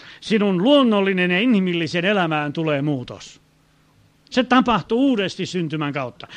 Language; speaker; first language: Finnish; native; Finnish